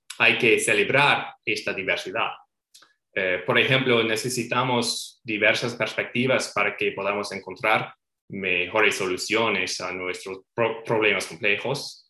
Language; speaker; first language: Spanish; non-native, fluent; English